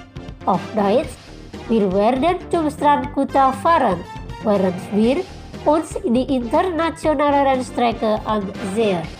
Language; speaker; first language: German; non-native, learner; Indonesian